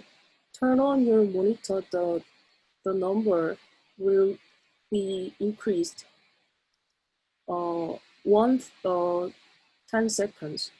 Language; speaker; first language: English; non-native, learner; Korean